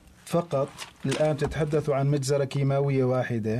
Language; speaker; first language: Arabic; native; Arabic